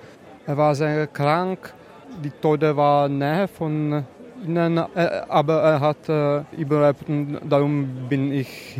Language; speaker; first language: German; non-native, learner; Czech